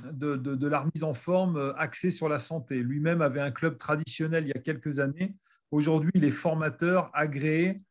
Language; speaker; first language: French; native; French